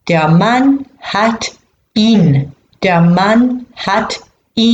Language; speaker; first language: German; non-native, fluent; English